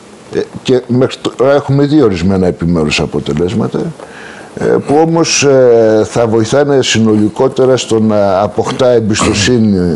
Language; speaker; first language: Greek; native; Greek